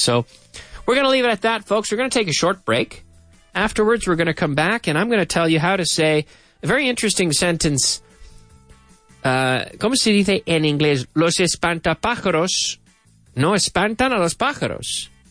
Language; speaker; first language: English; native; English